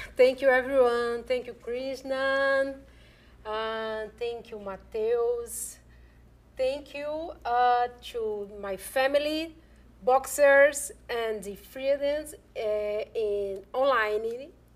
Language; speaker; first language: English; non-native, learner; Portuguese